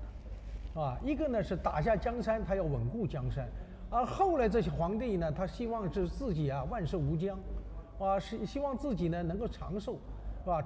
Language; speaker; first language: Chinese; native; Chinese